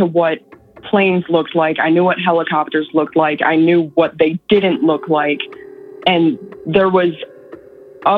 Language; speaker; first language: English; native; English